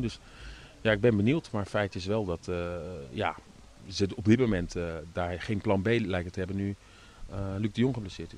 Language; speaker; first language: Dutch; native; Dutch